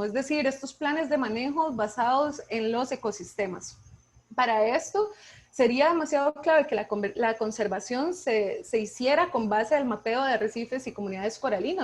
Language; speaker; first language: Spanish; native; Spanish